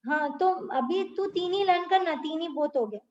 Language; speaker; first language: Hindi; native; Hindi